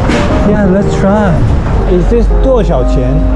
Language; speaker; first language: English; non-native, learner; Korean